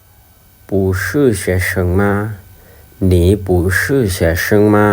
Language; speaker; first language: Chinese; non-native, fluent; Lao